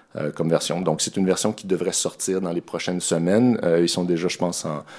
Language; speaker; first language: French; native; French